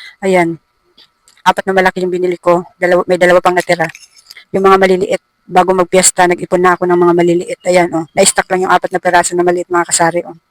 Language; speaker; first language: Filipino; non-native, local second language; Cebuano